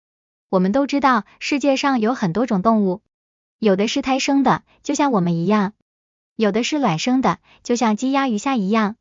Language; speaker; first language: Chinese; native; Chinese